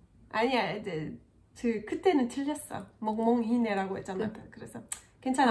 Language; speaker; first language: Korean; non-native, fluent; French